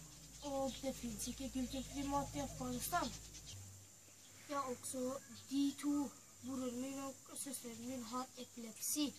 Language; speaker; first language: Swedish; early bilingual, other home language; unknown